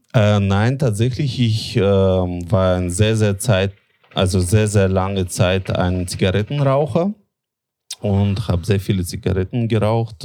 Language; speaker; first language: German; non-native, fluent; Russian